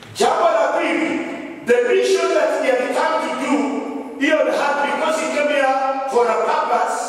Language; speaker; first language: English; non-native, local second language; Swahili